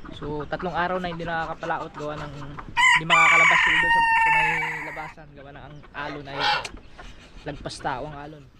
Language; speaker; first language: Filipino; non-native, local second language; Waray